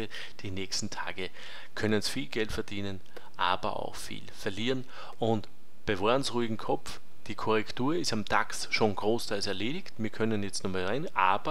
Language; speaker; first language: German; native; German